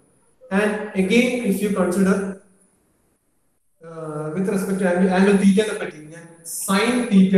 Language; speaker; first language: English; non-native, local second language; Malayalam